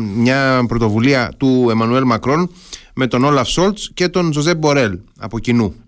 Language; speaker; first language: Greek; native; Greek